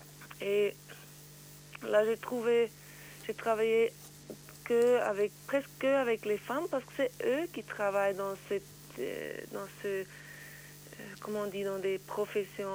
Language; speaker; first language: French; non-native, learner; Swiss German